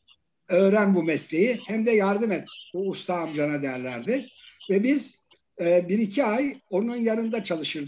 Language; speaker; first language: Turkish; native; Turkish